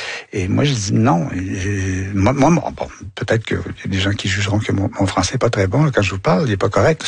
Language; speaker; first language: French; native; French